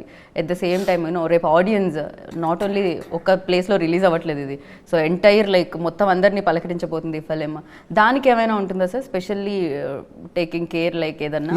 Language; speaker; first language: Telugu; native; Telugu